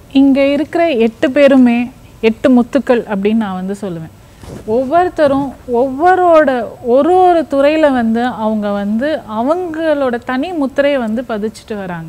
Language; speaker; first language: Tamil; native; Tamil